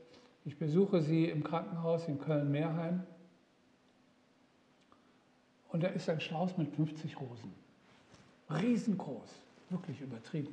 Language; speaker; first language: German; native; German